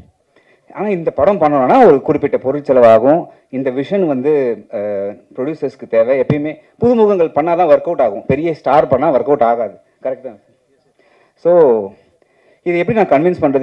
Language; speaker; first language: Tamil; native; Tamil